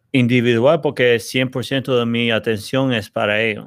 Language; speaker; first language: Spanish; early bilingual, heritage; Spanish